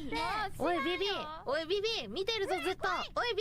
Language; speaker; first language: Japanese; native; Japanese